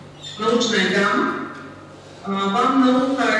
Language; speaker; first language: Russian; non-native, learner; Latvian